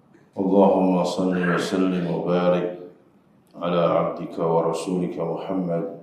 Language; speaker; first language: Arabic; non-native, fluent; Indonesian